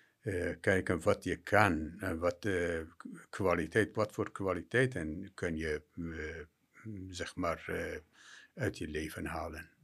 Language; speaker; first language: Dutch; non-native, fluent; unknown